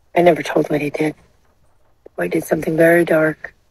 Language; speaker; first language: English; native; English